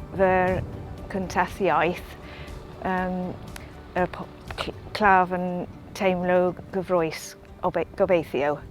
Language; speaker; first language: Welsh; non-native, learner; English